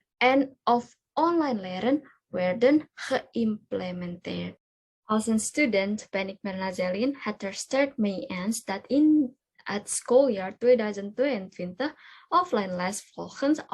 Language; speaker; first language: Dutch; non-native, learner; Indonesian